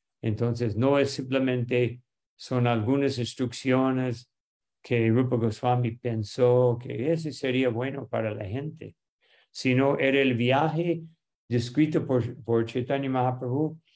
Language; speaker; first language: Spanish; non-native, fluent; English